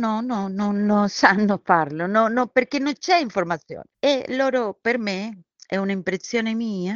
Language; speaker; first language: Italian; non-native, fluent; Spanish